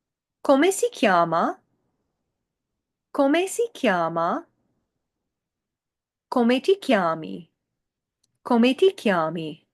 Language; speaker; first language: Italian; non-native, fluent; English